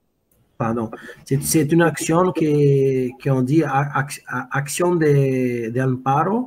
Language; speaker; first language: French; non-native, fluent; Portuguese